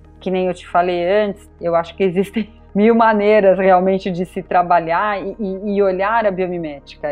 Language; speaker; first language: Portuguese; native; Portuguese